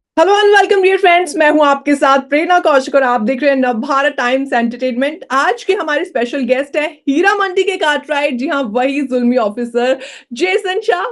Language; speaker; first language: Hindi; native; Hindi